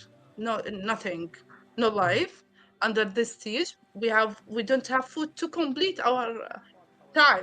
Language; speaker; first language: English; non-native, learner; Arabic